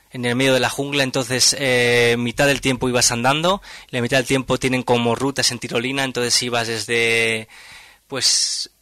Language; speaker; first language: Spanish; native; Spanish